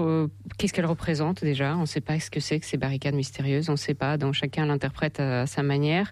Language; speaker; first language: French; non-native, fluent; Russian